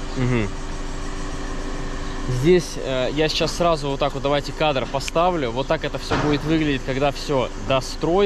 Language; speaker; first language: Russian; native; Russian